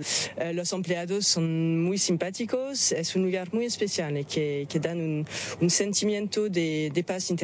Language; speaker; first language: Spanish; non-native, fluent; French